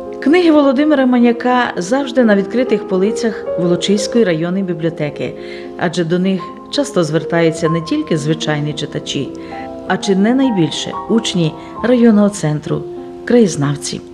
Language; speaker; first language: Ukrainian; native; Ukrainian